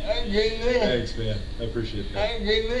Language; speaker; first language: English; native; English